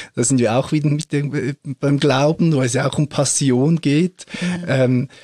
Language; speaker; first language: German; native; German